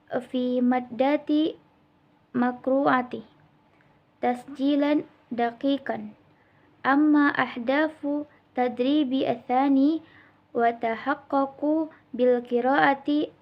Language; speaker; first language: Arabic; non-native, learner; Indonesian